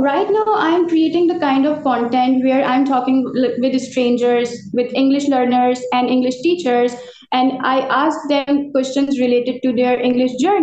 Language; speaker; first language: English; non-native, local second language; Urdu